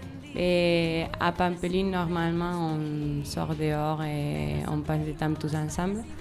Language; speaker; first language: French; non-native, fluent; Spanish